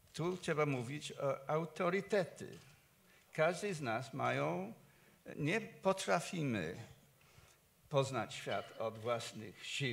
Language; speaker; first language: Polish; non-native, fluent; English